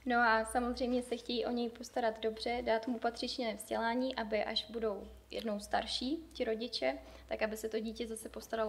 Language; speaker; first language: Czech; native; Czech